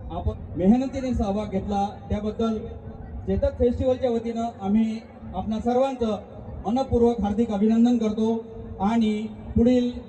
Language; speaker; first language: Marathi; native; Marathi